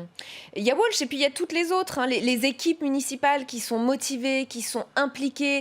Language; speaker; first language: French; native; French